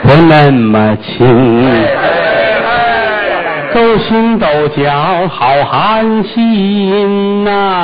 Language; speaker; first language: Chinese; native; Chinese